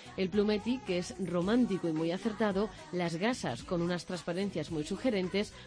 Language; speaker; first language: Spanish; native; Spanish